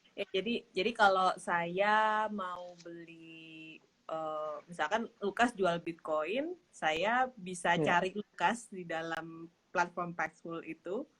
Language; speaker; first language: Indonesian; native; Indonesian